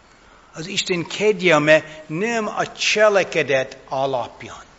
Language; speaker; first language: Hungarian; non-native, fluent; English